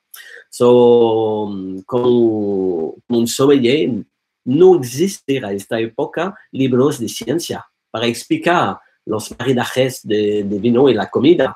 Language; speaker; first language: Spanish; non-native, learner; French